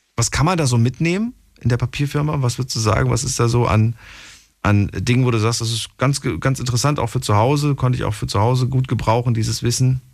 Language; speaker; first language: German; native; German